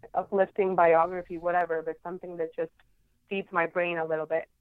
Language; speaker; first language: English; non-native, fluent; Spanish